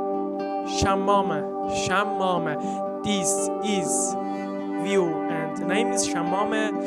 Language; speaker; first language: English; non-native, learner; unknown